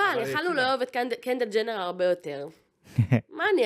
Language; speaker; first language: Hebrew; native; Hebrew